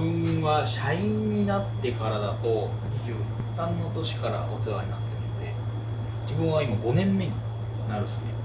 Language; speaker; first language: Japanese; native; Japanese